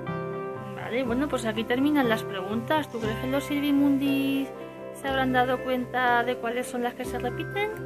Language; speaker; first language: Spanish; native; Spanish